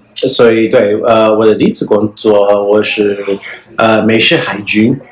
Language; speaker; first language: Chinese; non-native, learner; English